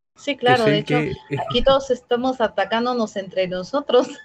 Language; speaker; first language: Spanish; native; Spanish